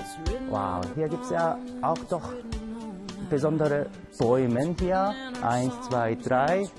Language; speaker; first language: German; non-native, learner; Korean